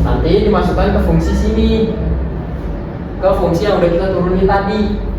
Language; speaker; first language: Indonesian; native; Indonesian